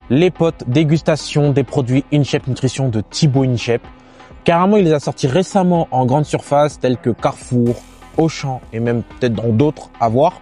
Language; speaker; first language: French; native; French